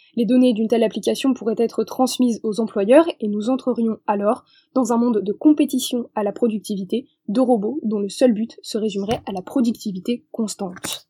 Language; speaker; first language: French; native; French